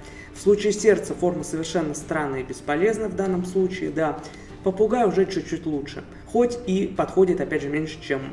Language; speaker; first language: Russian; native; Russian